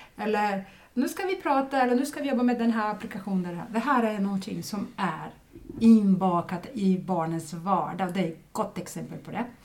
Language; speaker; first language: Swedish; non-native, fluent; Portuguese